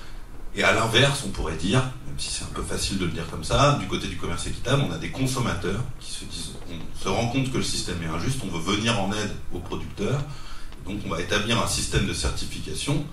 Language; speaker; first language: French; native; French